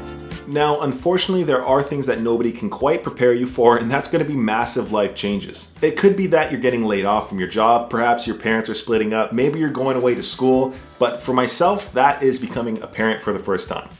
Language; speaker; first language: English; native; English